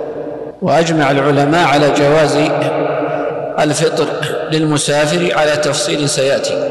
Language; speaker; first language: Arabic; native; Arabic